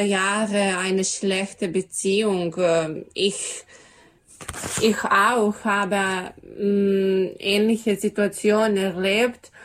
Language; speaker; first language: German; non-native, learner; Serbian